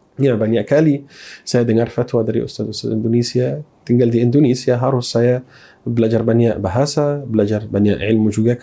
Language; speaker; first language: Malay; non-native, fluent; Arabic